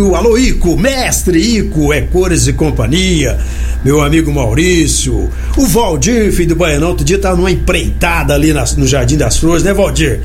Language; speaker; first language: Portuguese; native; Portuguese